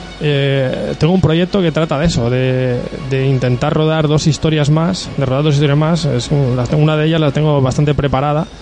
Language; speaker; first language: Spanish; native; Spanish